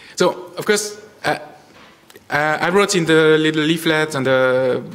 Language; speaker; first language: English; non-native, fluent; French